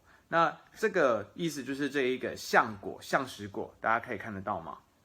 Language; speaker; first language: Chinese; native; Chinese